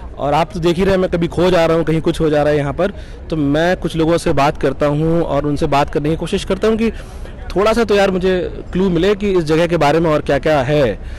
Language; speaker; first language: Hindi; native; Hindi